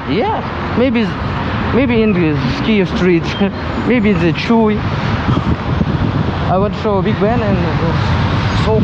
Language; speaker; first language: English; non-native, learner; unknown